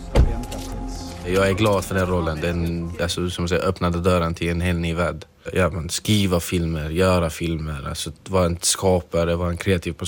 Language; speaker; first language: Swedish; non-native, fluent; Arabic